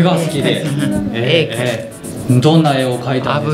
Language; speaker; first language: Japanese; native; Japanese